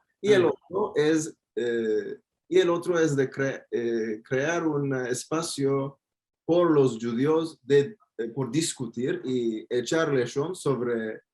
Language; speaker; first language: Spanish; non-native, fluent; Turkish